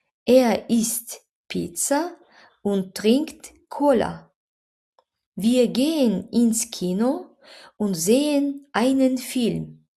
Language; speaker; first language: German; non-native, fluent; Azerbaijani